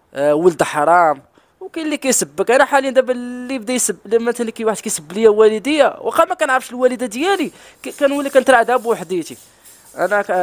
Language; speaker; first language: Arabic; non-native, local second language; Spanish